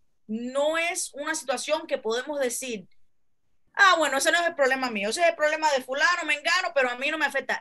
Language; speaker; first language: Spanish; early bilingual, heritage; Spanish